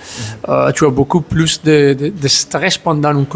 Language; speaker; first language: French; non-native, learner; Italian